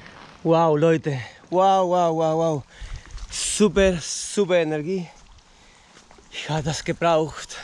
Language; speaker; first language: German; non-native, learner; Spanish